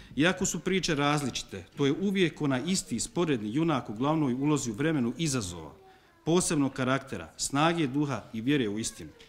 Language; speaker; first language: Bosnian; native; Bosnian